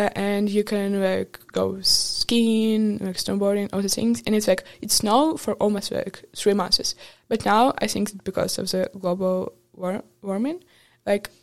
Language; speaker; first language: English; non-native, fluent; Ukrainian